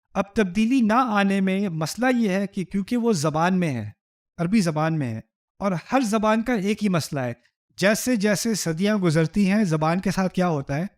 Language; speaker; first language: Urdu; early bilingual, heritage; Urdu